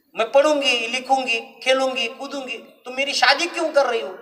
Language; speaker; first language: Hindi; non-native, local second language; Marathi